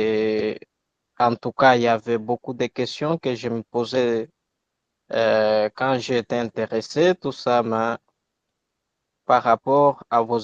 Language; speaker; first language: French; non-native, local second language; Luba-Lulua